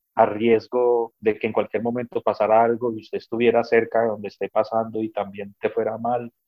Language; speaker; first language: Spanish; native; Spanish